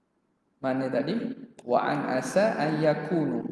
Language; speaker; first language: Arabic; non-native, fluent; Malay